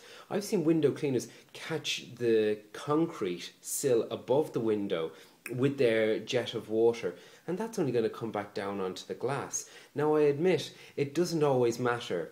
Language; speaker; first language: English; native; English